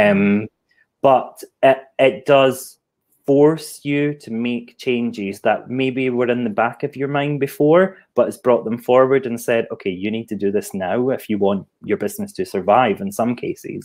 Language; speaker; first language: English; native; English